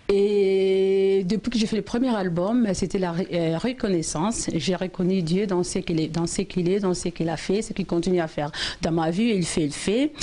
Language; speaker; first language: French; non-native, local second language; Lingala